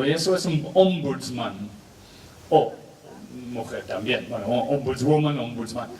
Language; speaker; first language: Spanish; non-native, fluent; English